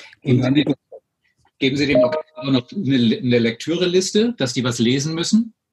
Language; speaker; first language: German; native; German